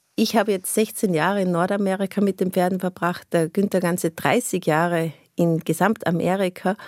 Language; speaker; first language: German; native; German